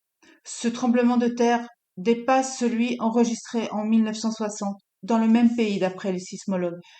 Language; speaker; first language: French; native; French